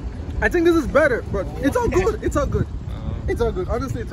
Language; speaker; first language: English; non-native, learner; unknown